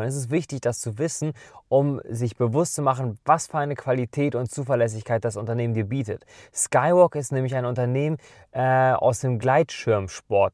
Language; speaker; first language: German; native; German